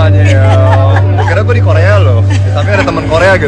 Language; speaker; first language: Indonesian; native; Indonesian